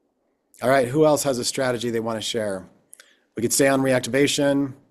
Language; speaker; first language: English; native; English